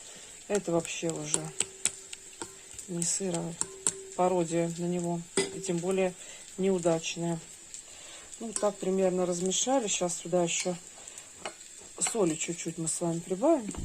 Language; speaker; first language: Russian; native; Russian